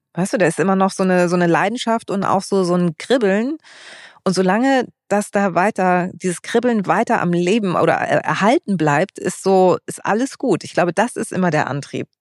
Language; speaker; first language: German; early bilingual, other home language; Greek